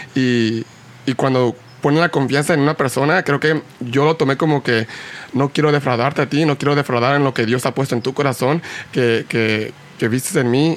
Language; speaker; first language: Spanish; early bilingual, heritage; Spanish